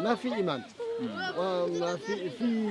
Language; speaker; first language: Arabic; non-native, learner; French